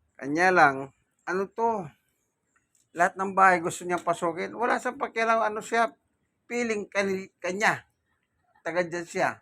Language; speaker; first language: Filipino; non-native, local second language; Pampanga